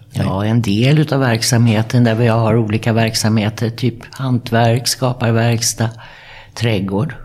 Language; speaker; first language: Swedish; native; Swedish